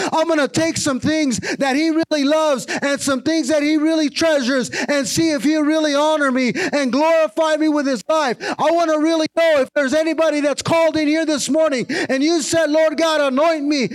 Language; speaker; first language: English; native; English